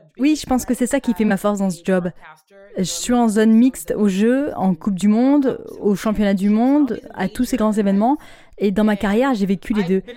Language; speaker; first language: French; non-native, local second language; English